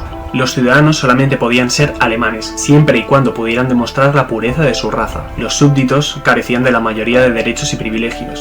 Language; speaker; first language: Spanish; native; Spanish